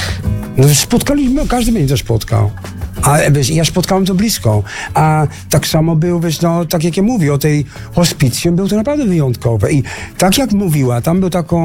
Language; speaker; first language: Polish; non-native, fluent; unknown